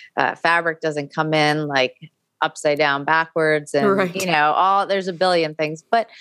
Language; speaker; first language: English; native; English